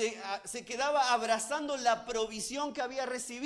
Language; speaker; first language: Spanish; native; Spanish